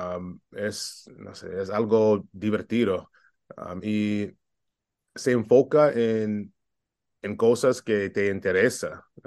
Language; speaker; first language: Spanish; non-native, learner; English